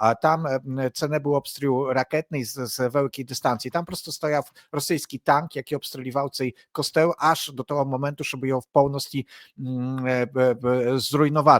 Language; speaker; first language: Polish; non-native, learner; Ukrainian